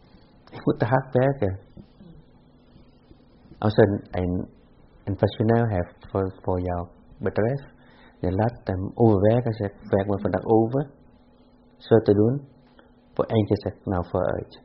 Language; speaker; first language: Dutch; non-native, fluent; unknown